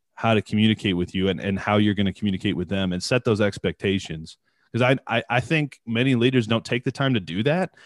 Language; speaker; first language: English; native; English